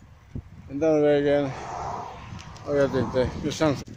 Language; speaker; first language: Swedish; non-native, learner; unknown